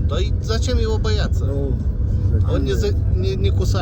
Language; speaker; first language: Russian; non-native, fluent; Lithuanian